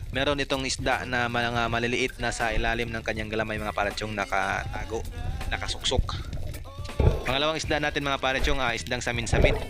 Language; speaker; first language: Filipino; non-native, local second language; Cebuano